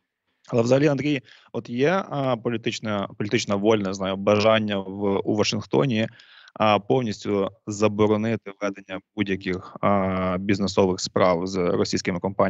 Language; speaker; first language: Ukrainian; native; Ukrainian